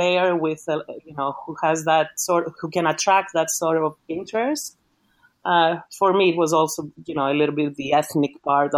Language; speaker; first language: English; non-native, fluent; Greek